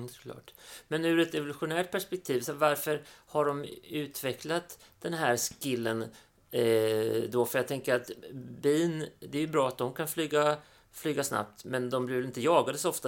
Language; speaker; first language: Swedish; native; Swedish